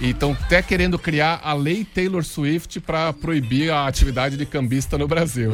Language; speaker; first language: Portuguese; native; Portuguese